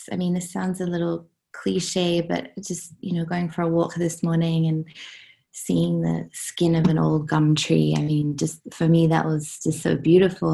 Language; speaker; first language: English; native; English